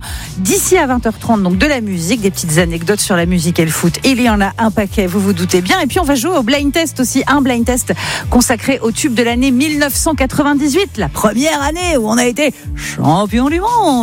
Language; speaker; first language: French; native; French